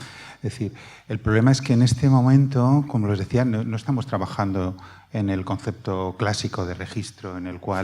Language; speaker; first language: Spanish; native; Spanish